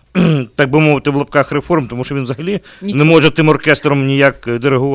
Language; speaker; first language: Ukrainian; native; Ukrainian